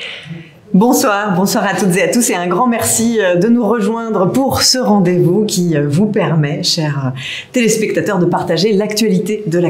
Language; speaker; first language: French; native; French